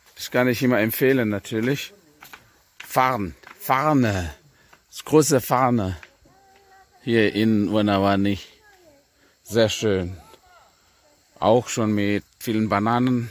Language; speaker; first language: German; non-native, learner; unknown